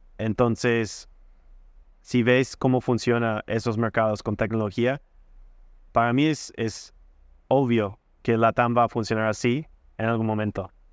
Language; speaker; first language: Spanish; non-native, fluent; English